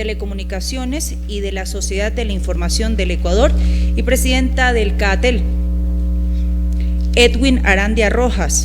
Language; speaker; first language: Spanish; native; Spanish